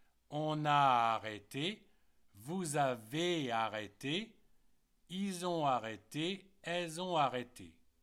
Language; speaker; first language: French; native; French